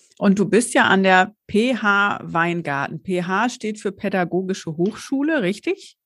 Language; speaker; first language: German; native; German